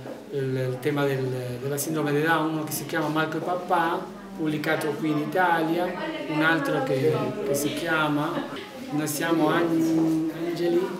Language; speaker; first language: Italian; non-native, learner; Spanish